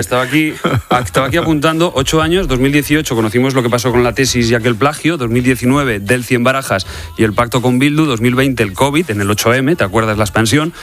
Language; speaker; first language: Spanish; native; Spanish